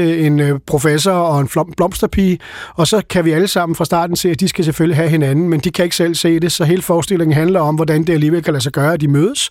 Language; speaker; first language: Danish; native; Danish